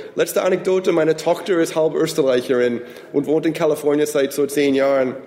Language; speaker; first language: German; non-native, fluent; English